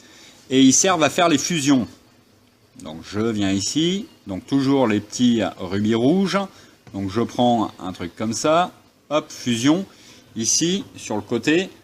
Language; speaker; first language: French; native; French